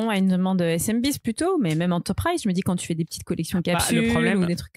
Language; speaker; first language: French; native; French